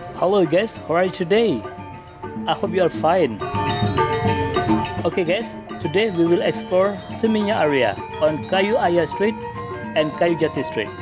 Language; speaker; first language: English; non-native, learner; Indonesian